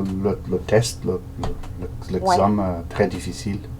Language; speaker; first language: French; non-native, learner; Portuguese